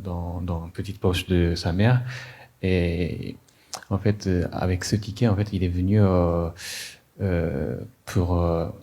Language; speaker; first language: French; non-native, fluent; Japanese